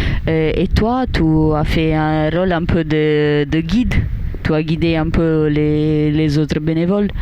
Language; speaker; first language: French; non-native, learner; Italian